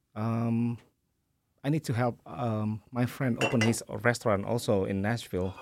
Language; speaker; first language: English; early bilingual, other home language; Indonesian